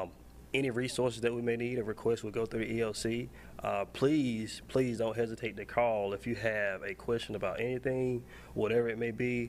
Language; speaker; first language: English; native; English